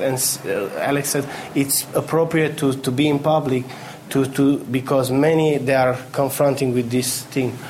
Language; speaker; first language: English; non-native, fluent; Romanian